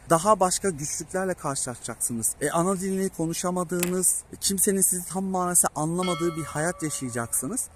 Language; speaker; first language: Turkish; native; Turkish